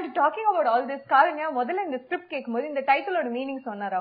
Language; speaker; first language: Tamil; native; Tamil